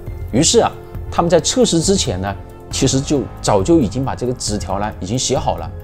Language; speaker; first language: Chinese; native; Chinese